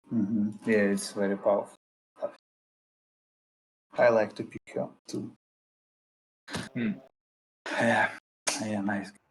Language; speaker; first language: English; non-native, fluent; Russian